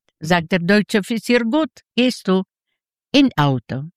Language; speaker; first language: German; non-native, learner; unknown